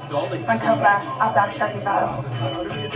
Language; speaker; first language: Welsh; non-native, learner; English